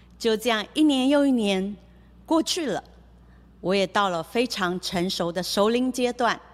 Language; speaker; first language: Chinese; early bilingual, heritage; Chinese